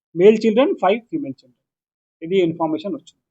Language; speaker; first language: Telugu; non-native, local second language; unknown